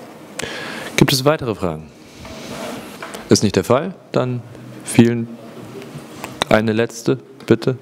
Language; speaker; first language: German; native; German